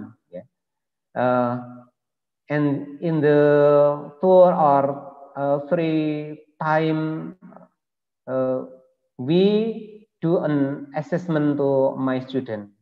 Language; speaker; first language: English; non-native, learner; Indonesian